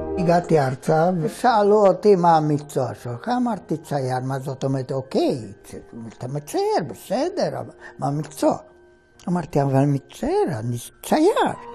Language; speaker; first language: Hebrew; non-native, fluent; Romanian